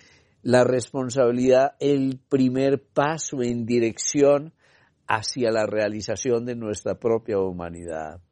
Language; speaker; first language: Spanish; native; Spanish